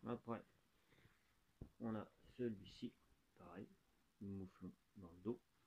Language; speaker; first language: French; native; French